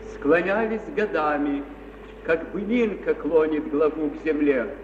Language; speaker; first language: Russian; native; Russian